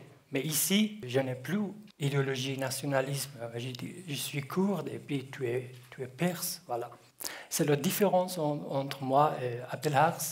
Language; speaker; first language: French; non-native, learner; Kurdish